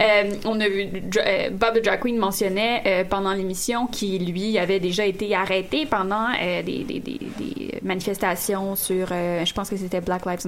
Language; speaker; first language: French; native; French